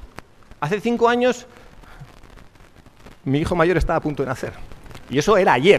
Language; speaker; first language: Spanish; native; Spanish